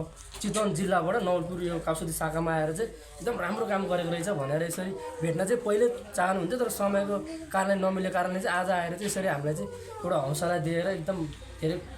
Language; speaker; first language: Nepali; native; Nepali